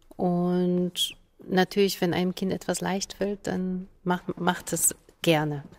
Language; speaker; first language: German; non-native, fluent; Polish